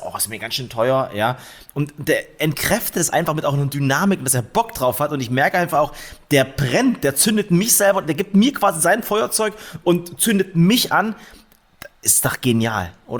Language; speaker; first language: German; native; German